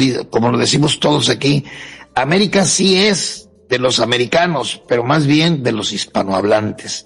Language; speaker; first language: Spanish; native; Spanish